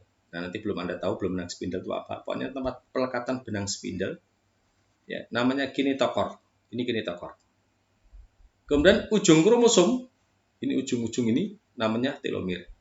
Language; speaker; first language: Indonesian; native; Indonesian